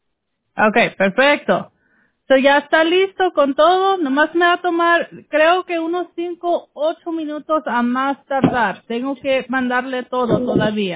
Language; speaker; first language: Spanish; early bilingual, heritage; Spanish